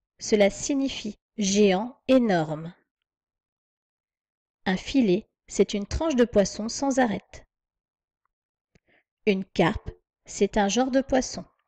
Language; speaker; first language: French; native; French